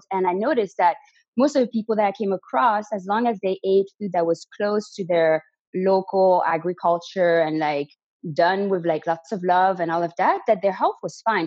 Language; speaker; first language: English; non-native, fluent; French